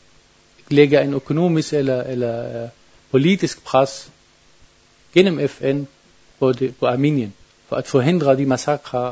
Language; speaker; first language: Danish; non-native, learner; Arabic